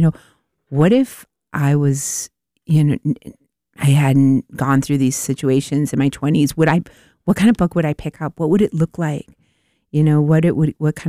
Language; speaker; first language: English; native; English